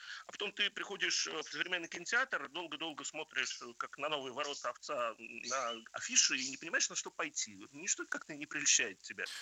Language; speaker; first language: Russian; native; Russian